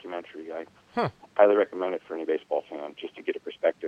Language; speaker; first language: English; native; English